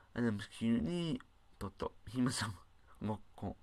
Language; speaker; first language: Japanese; non-native, learner; English